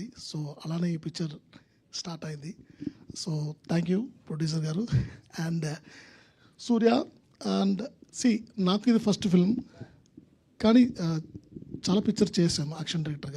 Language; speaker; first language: Telugu; non-native, learner; Tamil